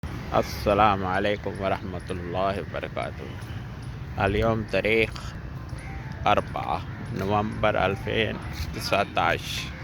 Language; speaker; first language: Arabic; non-native, learner; Urdu